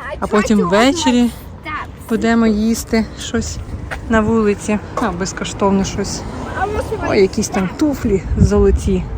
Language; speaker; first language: Ukrainian; native; Ukrainian